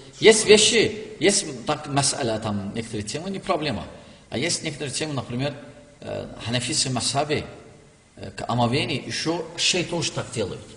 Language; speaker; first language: Russian; non-native, learner; Turkish